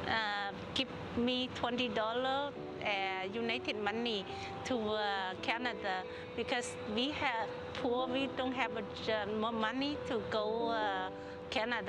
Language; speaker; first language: English; non-native, learner; Cantonese